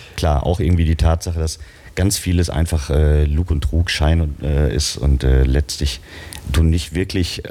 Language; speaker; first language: German; native; German